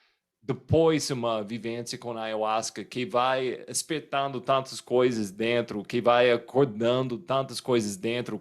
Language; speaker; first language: Portuguese; non-native, fluent; English